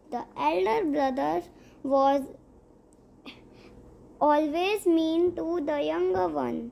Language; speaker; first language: English; non-native, learner; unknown